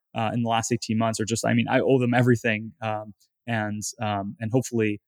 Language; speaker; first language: English; native; English